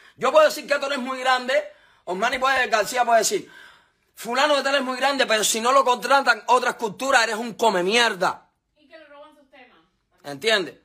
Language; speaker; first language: Spanish; native; Spanish